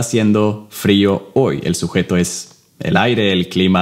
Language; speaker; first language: Spanish; non-native, fluent; English